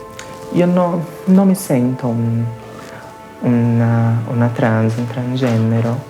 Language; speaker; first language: Italian; non-native, fluent; Portuguese